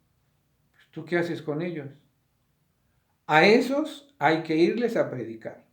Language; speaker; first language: Spanish; native; Spanish